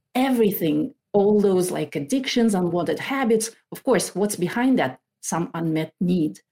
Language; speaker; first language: English; non-native, fluent; Kazakh